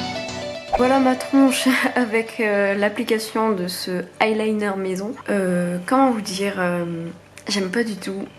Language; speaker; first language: French; native; French